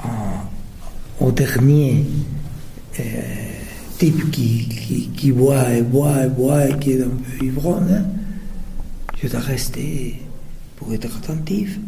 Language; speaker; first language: French; non-native, fluent; Spanish